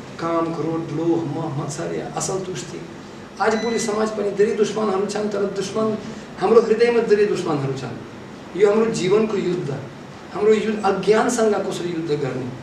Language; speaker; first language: Nepali; non-native, fluent; Russian